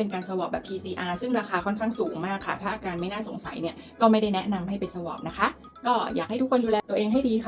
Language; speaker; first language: Thai; native; Thai